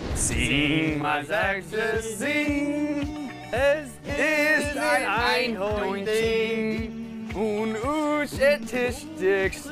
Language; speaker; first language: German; non-native, learner; English